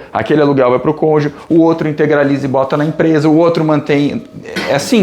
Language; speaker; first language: Portuguese; native; Portuguese